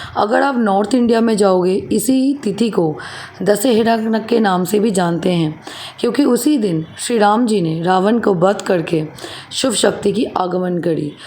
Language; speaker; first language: Hindi; non-native, local second language; Bangla